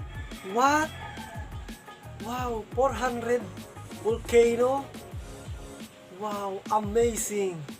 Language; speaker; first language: English; non-native, local second language; Filipino